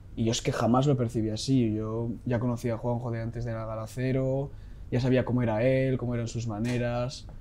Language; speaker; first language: Spanish; native; Spanish